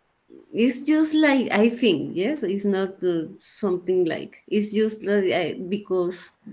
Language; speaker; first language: English; non-native, learner; Spanish